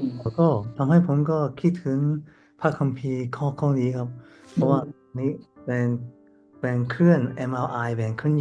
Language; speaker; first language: Thai; non-native, learner; Cantonese